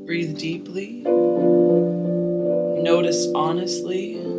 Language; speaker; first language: English; native; English